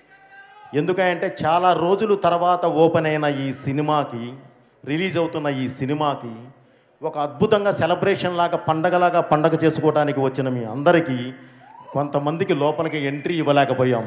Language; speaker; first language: Telugu; native; Telugu